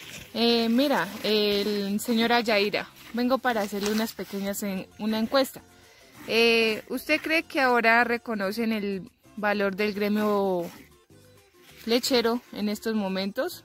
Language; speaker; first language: Spanish; native; Spanish